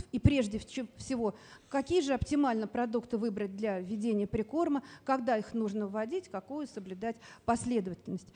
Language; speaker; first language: Russian; native; Russian